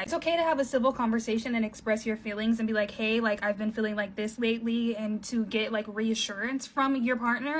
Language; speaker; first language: English; native; English